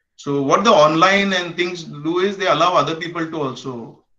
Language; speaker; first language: English; non-native, local second language; Konkani